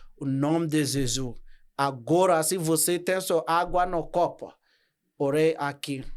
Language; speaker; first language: Portuguese; non-native, learner; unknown